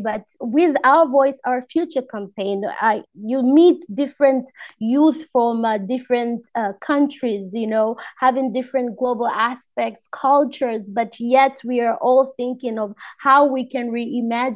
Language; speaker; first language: English; non-native, local second language; Swahili